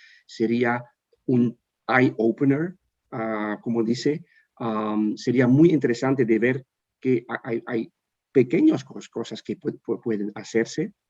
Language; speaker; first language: Spanish; non-native, fluent; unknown